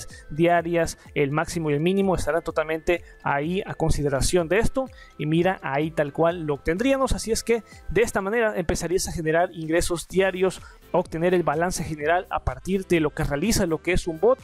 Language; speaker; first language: Spanish; native; Spanish